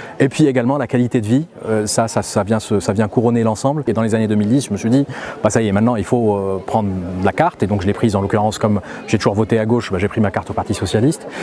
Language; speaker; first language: French; non-native, local second language; Arabic